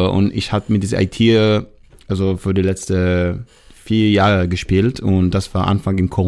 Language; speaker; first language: German; non-native, learner; Hebrew